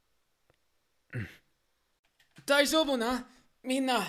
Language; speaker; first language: Japanese; non-native, learner; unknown